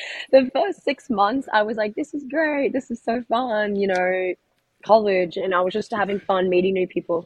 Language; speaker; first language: English; native; English